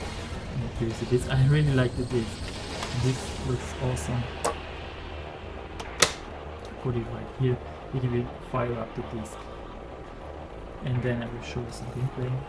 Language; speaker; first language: English; non-native, fluent; German